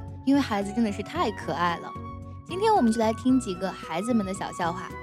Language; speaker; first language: Chinese; native; Chinese